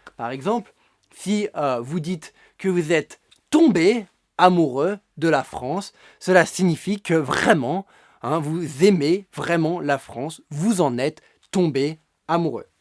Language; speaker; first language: French; native; French